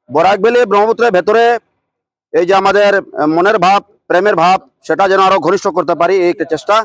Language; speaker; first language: Bangla; non-native, local second language; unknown